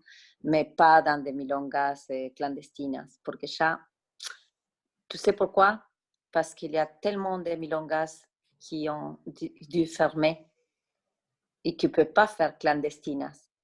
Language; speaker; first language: French; non-native, fluent; Spanish